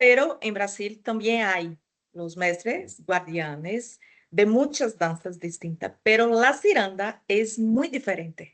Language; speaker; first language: Spanish; non-native, fluent; Portuguese